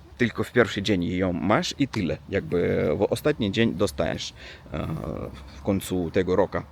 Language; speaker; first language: Polish; non-native, learner; Russian